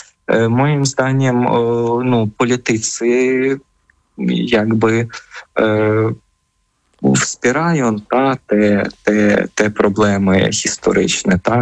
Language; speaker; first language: Polish; non-native, fluent; Ukrainian